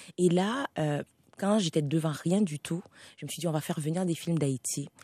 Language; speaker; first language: French; non-native, local second language; Haitian Creole